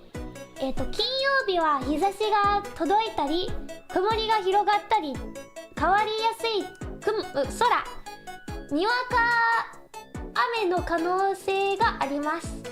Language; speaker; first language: Japanese; non-native, learner; English